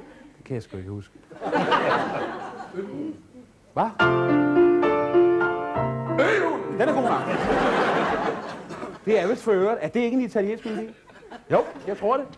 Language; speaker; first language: Danish; native; Danish